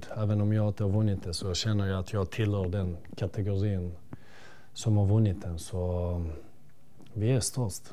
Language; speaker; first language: Swedish; early bilingual, other home language; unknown